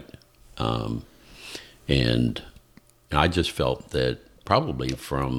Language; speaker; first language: English; native; English